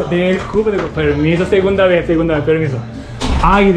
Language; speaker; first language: Spanish; non-native, learner; Japanese